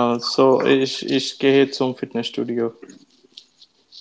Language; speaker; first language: German; non-native, learner; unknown